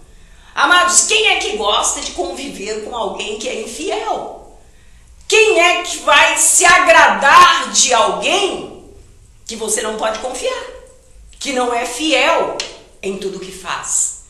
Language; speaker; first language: Portuguese; native; Portuguese